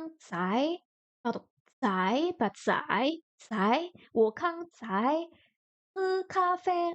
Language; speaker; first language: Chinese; non-native, learner; French